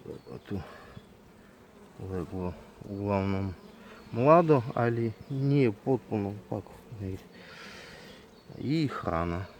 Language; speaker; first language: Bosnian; non-native, learner; Russian